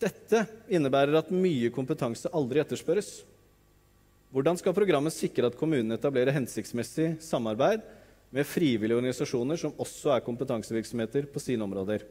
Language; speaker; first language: Norwegian; native; Norwegian